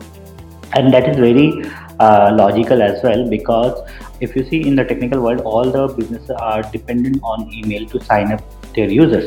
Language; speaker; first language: English; non-native, local second language; Hindi